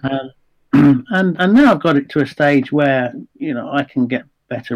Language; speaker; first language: English; native; English